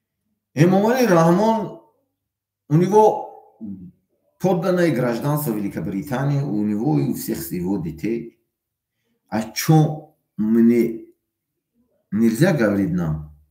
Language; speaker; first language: Russian; non-native, fluent; Tajik